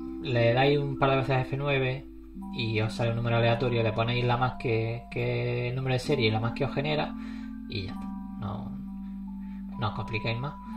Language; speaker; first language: Spanish; native; Spanish